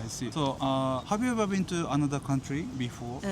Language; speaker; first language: English; non-native, learner; Japanese